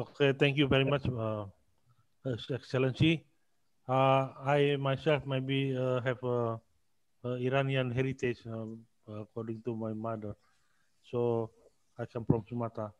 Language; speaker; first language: English; non-native, learner; Indonesian